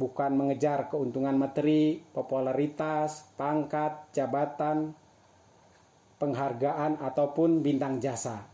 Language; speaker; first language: Indonesian; native; Indonesian